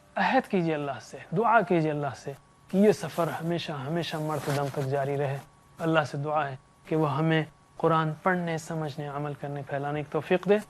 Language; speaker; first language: Urdu; native; Urdu